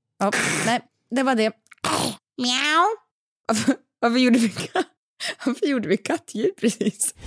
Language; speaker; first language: Swedish; early bilingual, other home language; Russian